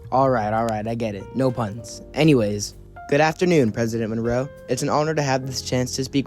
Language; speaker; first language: English; native; English